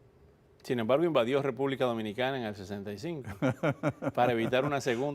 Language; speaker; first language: Spanish; native; Spanish